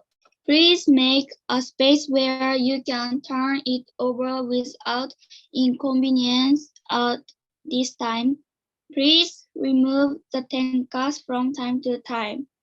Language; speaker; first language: English; non-native, learner; Japanese